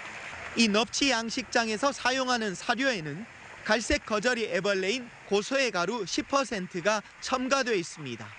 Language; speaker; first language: Korean; native; Korean